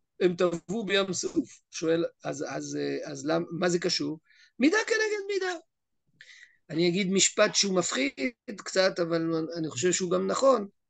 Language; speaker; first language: Hebrew; native; Hebrew